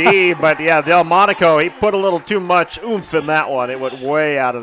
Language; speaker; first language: English; native; English